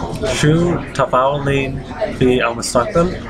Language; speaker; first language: Arabic; non-native, learner; English